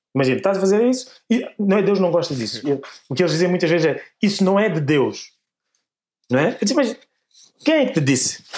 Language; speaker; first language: Portuguese; native; Portuguese